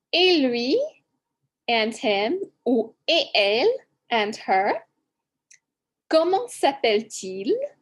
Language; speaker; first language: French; non-native, fluent; English